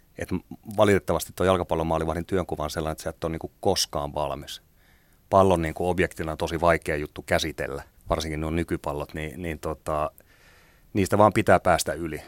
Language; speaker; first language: Finnish; native; Finnish